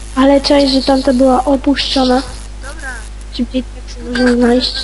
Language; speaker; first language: Polish; native; Polish